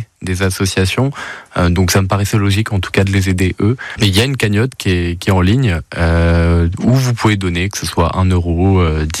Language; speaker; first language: French; native; French